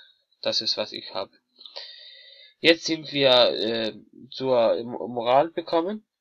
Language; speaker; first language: German; non-native, learner; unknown